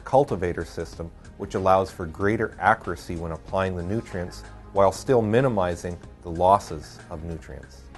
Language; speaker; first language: English; native; English